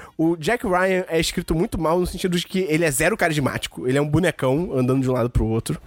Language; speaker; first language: Portuguese; native; Portuguese